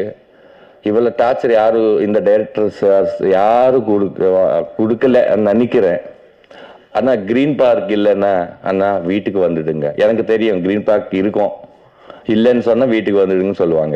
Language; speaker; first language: Tamil; non-native, learner; Telugu